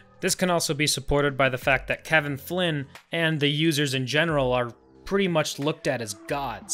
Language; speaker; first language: English; native; English